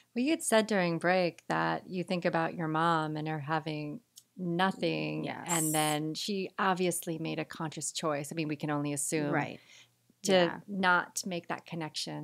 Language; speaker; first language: English; native; English